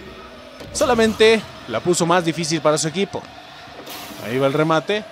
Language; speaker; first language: Spanish; native; Spanish